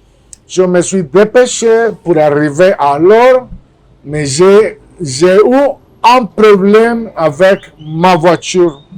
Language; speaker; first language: French; non-native, fluent; Spanish